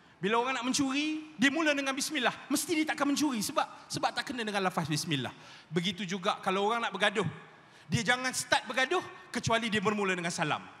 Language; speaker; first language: Malay; native; Malay